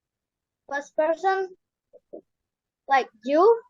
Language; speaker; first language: English; non-native, learner; Tamil